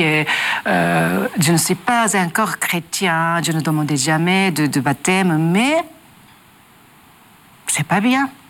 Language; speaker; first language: French; non-native, learner; Japanese